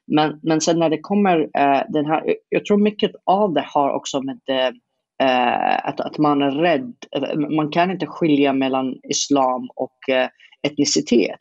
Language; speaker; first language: Swedish; non-native, fluent; Arabic